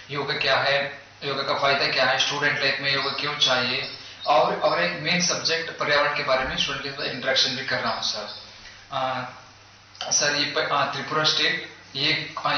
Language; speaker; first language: Hindi; non-native, local second language; Kannada